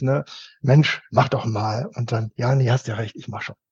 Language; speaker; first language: German; native; German